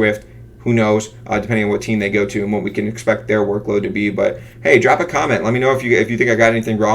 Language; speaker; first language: English; native; English